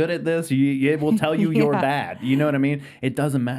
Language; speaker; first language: English; native; English